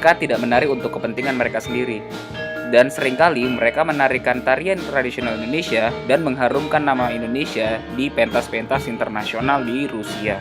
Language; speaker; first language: Indonesian; native; Indonesian